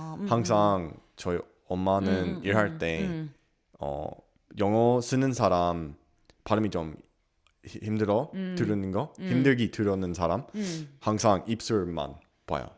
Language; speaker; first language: Korean; non-native, learner; English